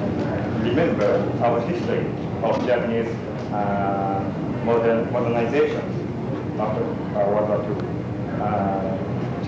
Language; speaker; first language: English; non-native, learner; Japanese